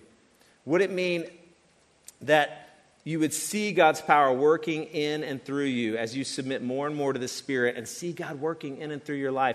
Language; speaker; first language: English; native; English